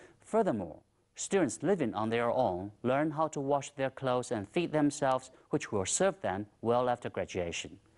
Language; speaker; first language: English; non-native, fluent; Chinese